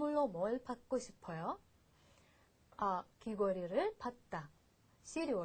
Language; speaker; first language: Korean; non-native, fluent; Russian